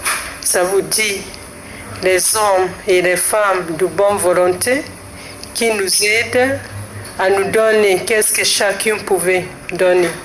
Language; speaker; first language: French; non-native, fluent; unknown